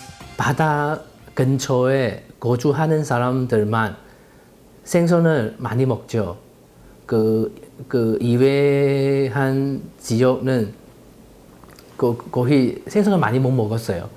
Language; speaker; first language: Korean; non-native, fluent; Chinese